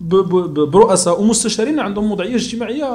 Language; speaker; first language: Arabic; native; Arabic